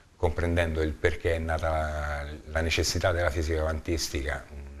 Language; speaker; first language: Italian; native; Italian